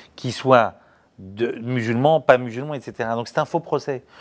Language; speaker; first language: French; native; French